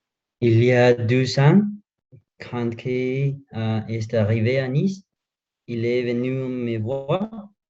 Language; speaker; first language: French; non-native, learner; Spanish